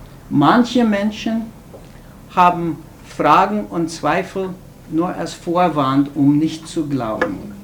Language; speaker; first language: German; non-native, fluent; English